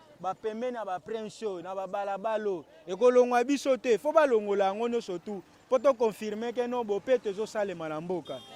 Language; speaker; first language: Lingala; native; Lingala